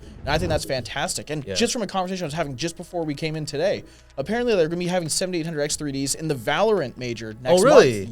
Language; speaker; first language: English; native; English